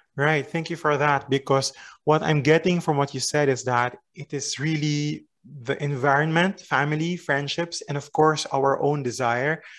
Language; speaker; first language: English; non-native, local second language; Filipino